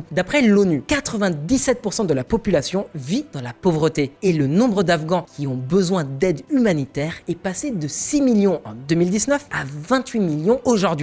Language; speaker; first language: French; native; French